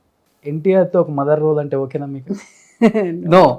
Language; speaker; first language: Telugu; native; Telugu